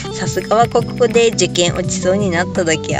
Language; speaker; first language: Japanese; native; Japanese